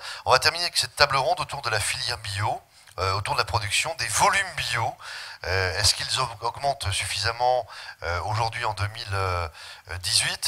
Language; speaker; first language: French; native; French